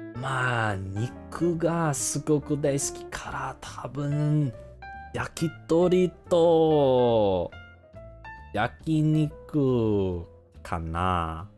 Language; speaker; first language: Japanese; non-native, learner; English